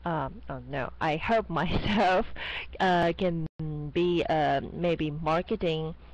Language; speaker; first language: English; non-native, fluent; Chinese